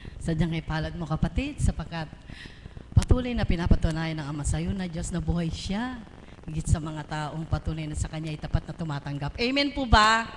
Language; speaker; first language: Filipino; native; Filipino